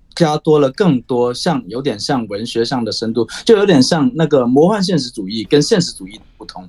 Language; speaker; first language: Chinese; non-native, local second language; Cantonese